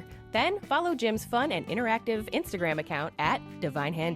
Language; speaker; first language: English; native; English